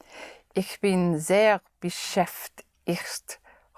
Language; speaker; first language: German; non-native, learner; English